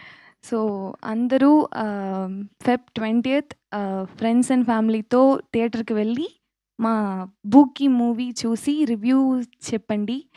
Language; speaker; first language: Telugu; non-native, local second language; Tamil